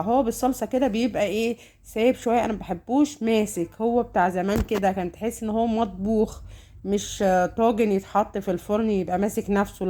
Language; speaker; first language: Arabic; native; Arabic